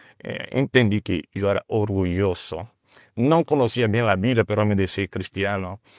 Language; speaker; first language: Spanish; non-native, fluent; Portuguese